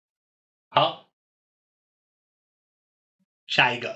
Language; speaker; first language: Chinese; non-native, fluent; Dutch